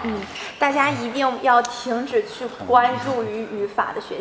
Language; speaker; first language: Chinese; native; Chinese